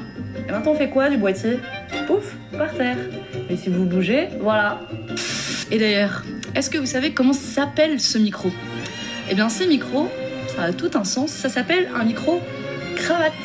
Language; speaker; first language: French; native; French